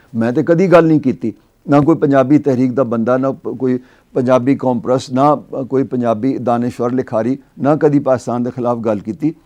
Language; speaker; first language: Punjabi; native; Punjabi